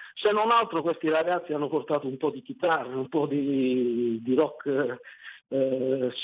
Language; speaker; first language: Italian; native; Italian